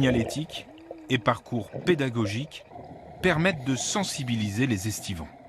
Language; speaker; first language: French; native; French